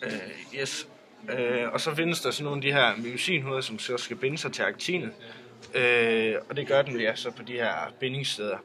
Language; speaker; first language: Danish; native; Danish